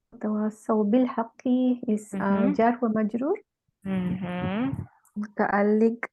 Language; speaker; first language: Arabic; non-native, learner; Malay